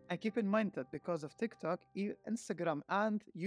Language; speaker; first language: English; non-native, fluent; Arabic